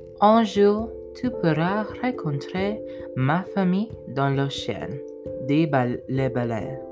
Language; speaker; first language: French; non-native, learner; English